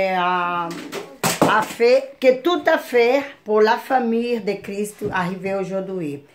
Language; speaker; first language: French; non-native, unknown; Portuguese